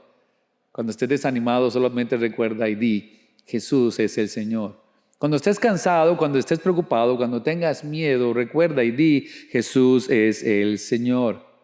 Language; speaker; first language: Spanish; native; Spanish